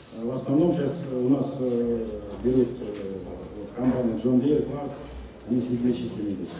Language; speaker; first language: Russian; non-native, local second language; Kazakh